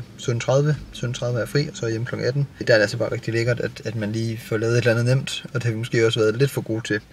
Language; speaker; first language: Danish; native; Danish